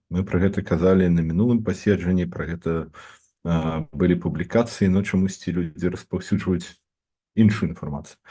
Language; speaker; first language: Belarusian; non-native, local second language; Russian